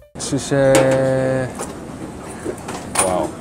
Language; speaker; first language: Chinese; non-native, learner; Japanese